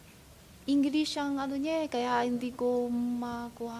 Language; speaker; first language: Filipino; non-native, learner; Chinese